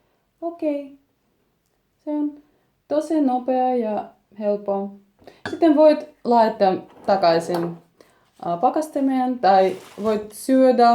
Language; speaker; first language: Finnish; non-native, learner; Russian